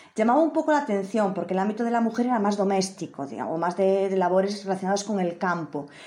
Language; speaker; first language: Spanish; native; Spanish